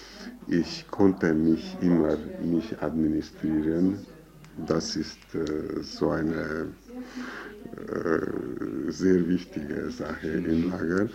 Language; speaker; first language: German; non-native, fluent; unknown